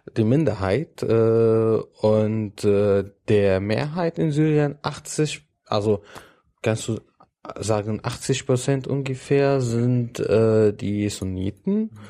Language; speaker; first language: German; non-native, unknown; Arabic